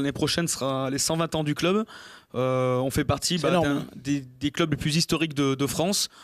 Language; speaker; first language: French; native; French